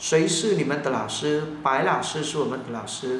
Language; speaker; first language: Chinese; non-native, fluent; Vietnamese